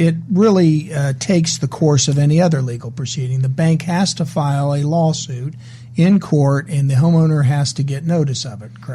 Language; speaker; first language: English; native; English